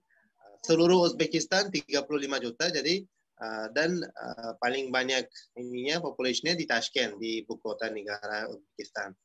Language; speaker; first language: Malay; non-native, fluent; Uzbek